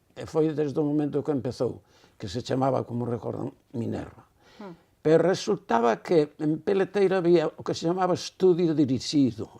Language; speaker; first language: Galician; non-native, local second language; Spanish